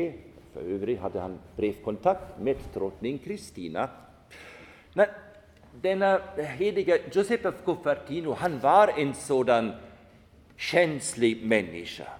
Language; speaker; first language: Swedish; non-native, fluent; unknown